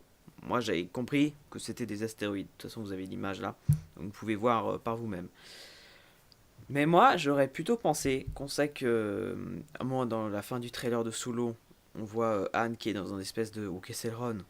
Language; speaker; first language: French; native; French